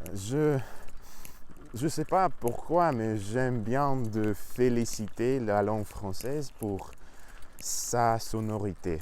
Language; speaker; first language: French; non-native, learner; Russian